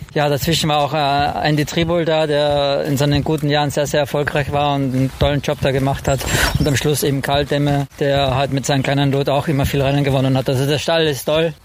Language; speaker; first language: German; native; German